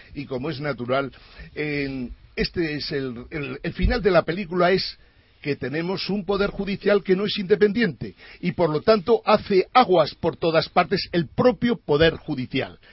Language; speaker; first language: Spanish; native; Spanish